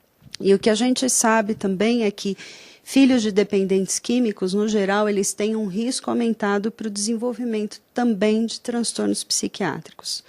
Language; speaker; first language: Portuguese; native; Portuguese